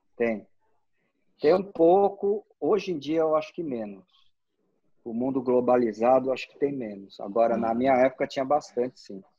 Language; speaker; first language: Portuguese; native; Portuguese